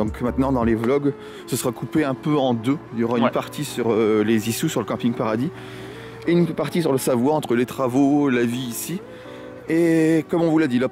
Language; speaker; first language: French; native; French